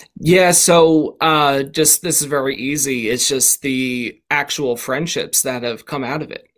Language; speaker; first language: English; native; English